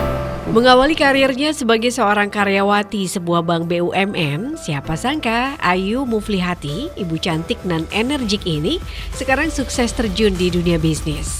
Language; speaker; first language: Indonesian; native; Indonesian